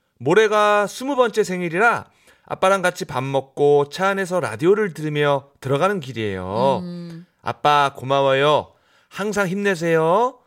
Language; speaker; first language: Korean; native; Korean